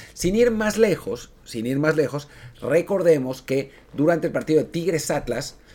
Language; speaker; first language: Spanish; native; Spanish